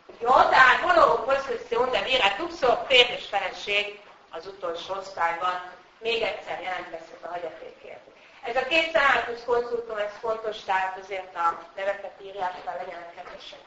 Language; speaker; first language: Hungarian; native; Hungarian